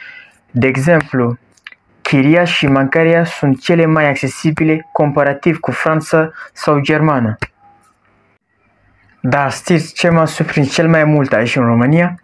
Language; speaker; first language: Romanian; non-native, learner; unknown